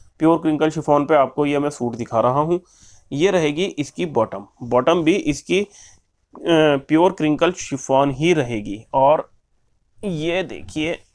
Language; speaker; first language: Hindi; native; Hindi